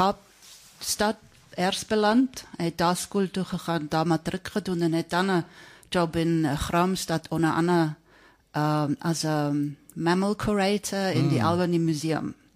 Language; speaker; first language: Afrikaans; non-native, fluent; German